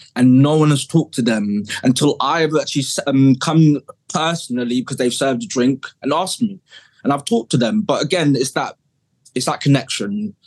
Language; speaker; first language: English; native; English